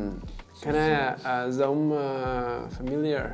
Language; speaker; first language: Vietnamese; non-native, learner; English